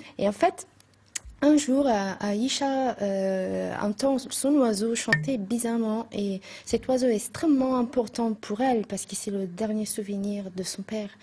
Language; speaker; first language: French; non-native, fluent; Italian